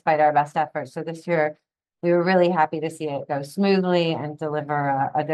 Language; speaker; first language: English; native; English